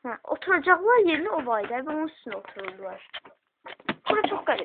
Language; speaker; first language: Turkish; non-native, learner; Azerbaijani